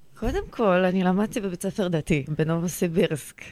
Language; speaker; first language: Hebrew; early bilingual, other home language; Russian